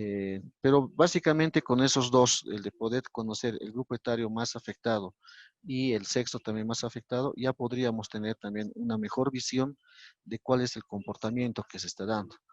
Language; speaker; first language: Spanish; native; Spanish